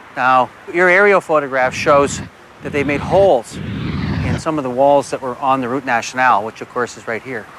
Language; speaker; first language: English; native; English